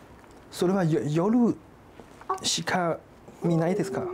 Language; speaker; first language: Japanese; non-native, learner; Chinese